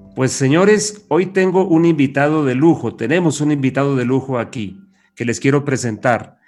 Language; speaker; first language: Spanish; native; Spanish